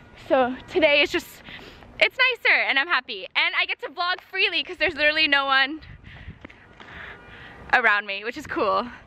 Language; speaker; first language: English; native; English